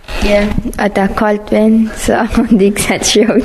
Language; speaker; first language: Danish; non-native, learner; Persian